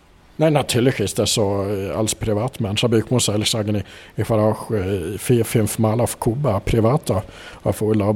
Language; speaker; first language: German; non-native, fluent; Swedish